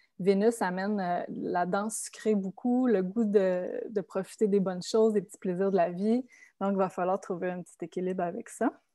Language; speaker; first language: French; native; French